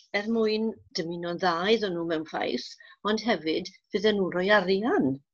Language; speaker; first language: Welsh; native; Welsh